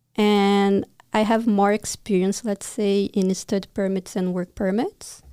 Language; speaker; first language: English; non-native, fluent; Portuguese